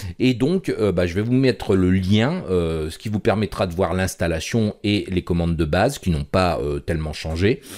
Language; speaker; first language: French; native; French